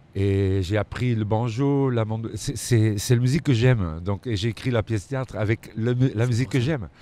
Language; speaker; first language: French; non-native, local second language; Dutch